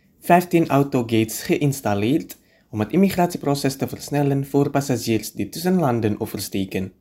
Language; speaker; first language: Dutch; non-native, fluent; Indonesian